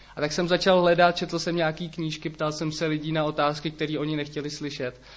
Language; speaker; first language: Czech; native; Czech